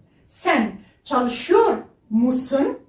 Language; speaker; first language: Turkish; non-native, fluent; French